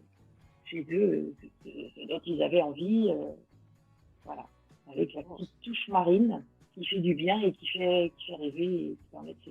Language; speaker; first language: French; native; French